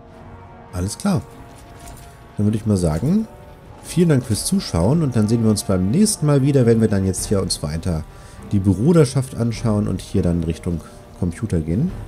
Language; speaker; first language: German; native; German